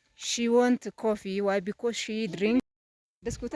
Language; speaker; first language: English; non-native, learner; Amharic